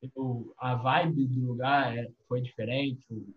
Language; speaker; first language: Portuguese; native; Portuguese